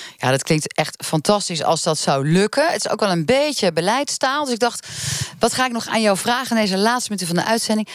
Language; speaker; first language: Dutch; native; Dutch